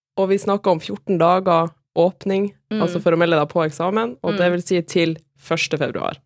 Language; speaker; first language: Norwegian; native; Norwegian